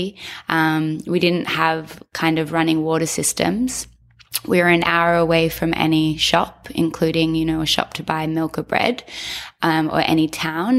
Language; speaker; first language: English; native; English